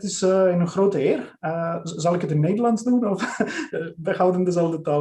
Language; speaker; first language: Dutch; non-native, fluent; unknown